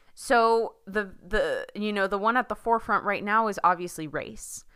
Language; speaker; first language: English; early bilingual, other home language; Spanish